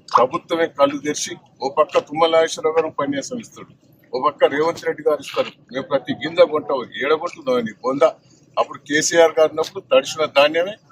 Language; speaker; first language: Telugu; native; Telugu